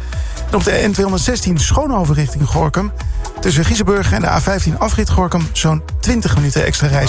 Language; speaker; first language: Dutch; native; Dutch